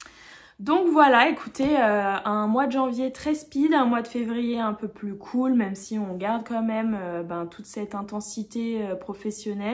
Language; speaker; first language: French; native; French